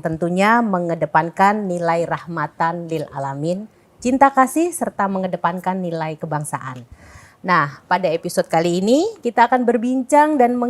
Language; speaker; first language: Indonesian; native; Indonesian